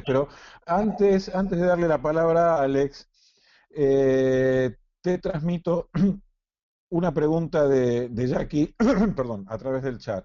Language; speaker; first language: Spanish; native; Spanish